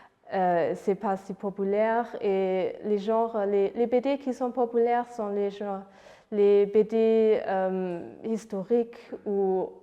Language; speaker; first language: French; non-native, fluent; Luxembourgish